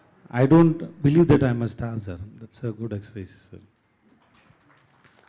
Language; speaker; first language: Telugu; non-native, learner; Tamil